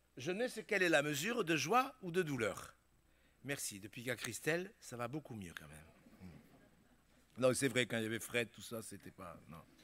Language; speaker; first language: French; native; French